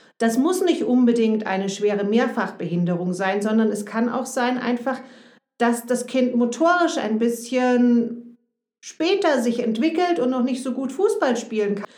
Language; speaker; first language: German; native; German